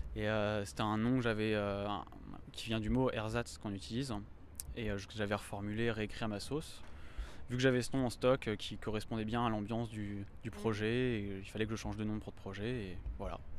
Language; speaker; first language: French; native; French